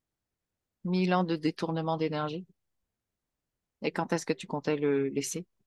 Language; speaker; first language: French; native; French